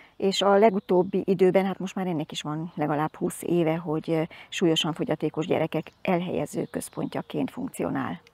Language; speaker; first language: Hungarian; native; Hungarian